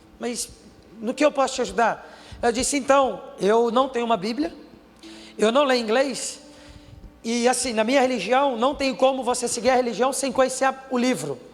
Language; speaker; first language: Portuguese; native; Portuguese